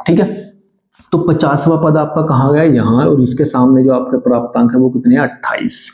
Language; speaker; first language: Hindi; native; Hindi